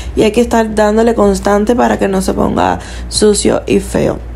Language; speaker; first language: Spanish; native; Spanish